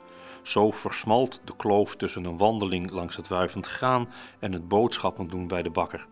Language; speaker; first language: Dutch; native; Dutch